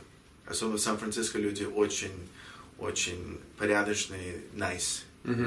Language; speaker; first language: Russian; early bilingual, heritage; Russian